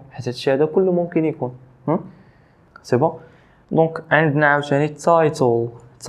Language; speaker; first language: Arabic; native; Arabic